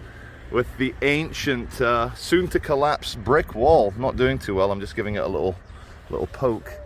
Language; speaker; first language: English; native; English